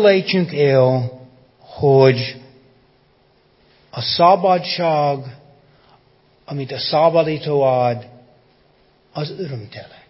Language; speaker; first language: Hungarian; non-native, fluent; English